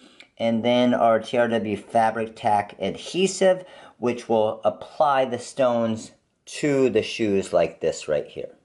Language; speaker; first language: English; native; English